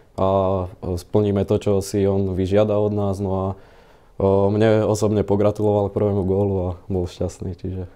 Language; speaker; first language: Slovak; native; Slovak